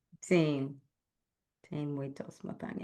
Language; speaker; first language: Portuguese; non-native, learner; English